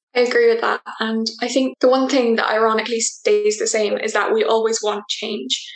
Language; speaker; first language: English; native; English